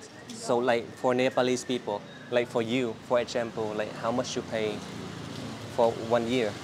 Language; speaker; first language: English; non-native, learner; Vietnamese